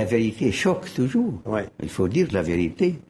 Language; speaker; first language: French; non-native, fluent; Arabic